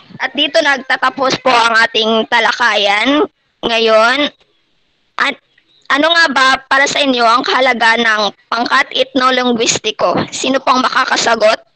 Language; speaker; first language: Filipino; non-native, local second language; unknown